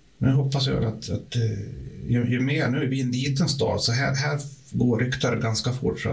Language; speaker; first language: Swedish; native; Swedish